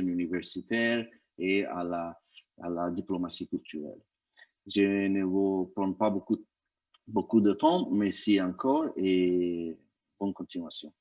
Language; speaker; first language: French; non-native, fluent; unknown